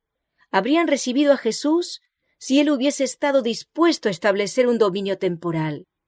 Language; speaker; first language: Spanish; native; Spanish